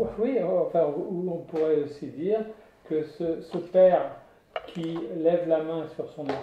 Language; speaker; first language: French; native; French